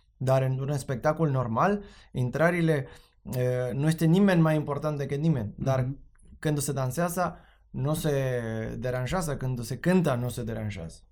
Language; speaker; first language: Romanian; non-native, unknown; Spanish